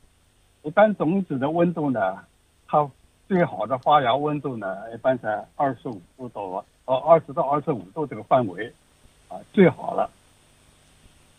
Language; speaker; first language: Chinese; native; Chinese